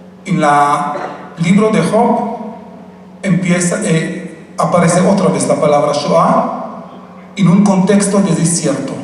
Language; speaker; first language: Spanish; non-native, fluent; Hebrew